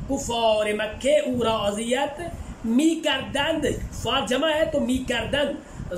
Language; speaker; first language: Persian; non-native, fluent; Urdu